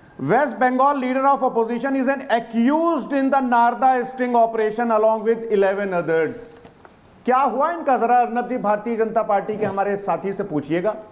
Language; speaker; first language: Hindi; native; Hindi